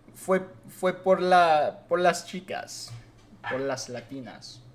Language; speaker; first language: Spanish; non-native, learner; English